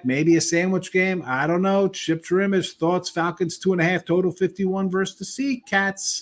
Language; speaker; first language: English; native; English